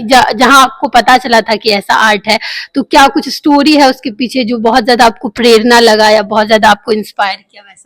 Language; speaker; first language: Hindi; native; Hindi